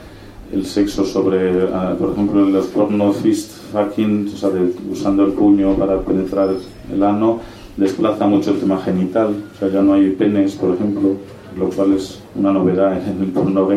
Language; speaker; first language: Spanish; native; Spanish